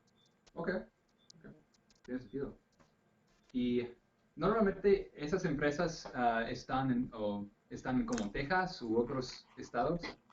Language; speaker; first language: Spanish; non-native, fluent; English